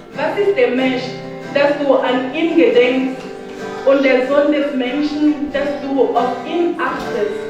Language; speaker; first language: German; non-native, learner; French